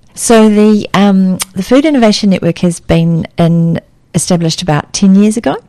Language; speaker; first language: English; native; English